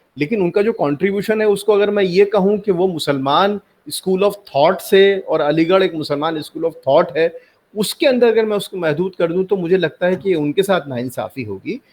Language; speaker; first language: Hindi; native; Hindi